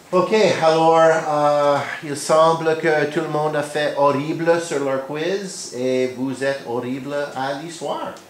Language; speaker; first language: French; non-native, learner; English